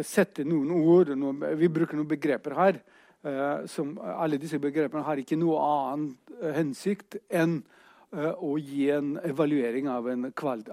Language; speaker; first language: Norwegian; non-native, fluent; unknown